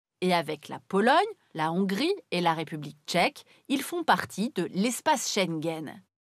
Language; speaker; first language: French; native; French